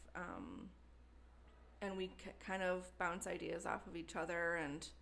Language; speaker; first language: English; native; English